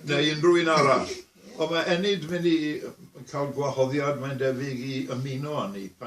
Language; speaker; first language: Welsh; native; Welsh